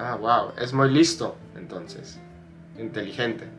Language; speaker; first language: Spanish; non-native, fluent; English